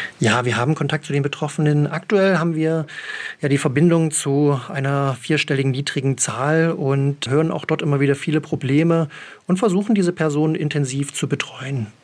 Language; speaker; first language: German; native; German